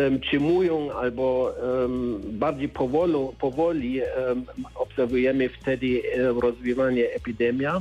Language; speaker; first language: Polish; non-native, learner; German